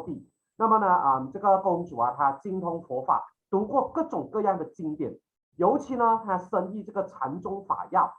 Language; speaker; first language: Chinese; native; Chinese